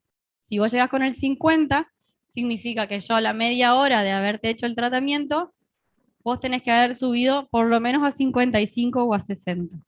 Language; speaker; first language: Spanish; native; Spanish